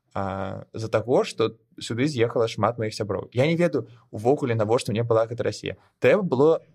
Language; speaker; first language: Belarusian; non-native, local second language; Russian